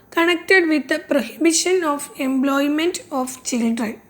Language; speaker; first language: English; non-native, local second language; Malayalam